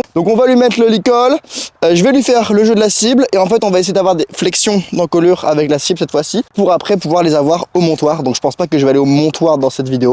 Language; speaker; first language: French; native; French